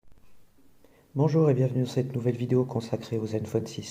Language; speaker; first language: French; native; French